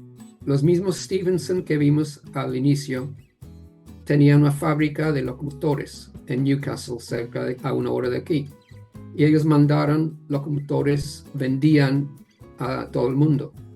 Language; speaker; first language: Spanish; non-native, fluent; English